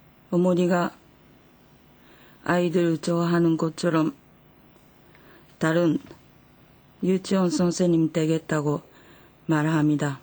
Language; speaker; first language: Korean; non-native, fluent; Japanese